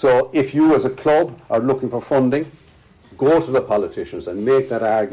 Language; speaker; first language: English; native; English